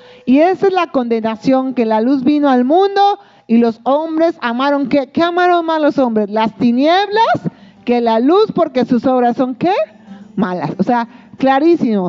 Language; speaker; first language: Spanish; native; Spanish